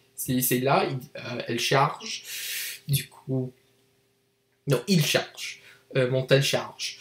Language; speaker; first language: French; non-native, learner; English